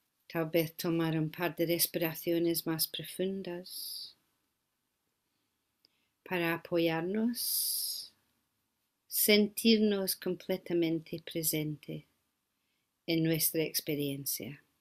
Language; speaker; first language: Spanish; non-native, fluent; English